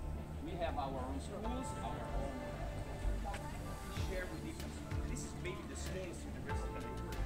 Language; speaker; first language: English; non-native, fluent; Italian